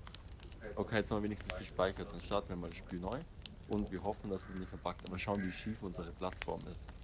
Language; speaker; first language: German; native; German